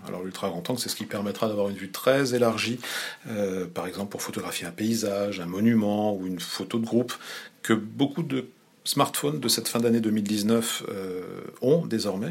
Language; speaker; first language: French; native; French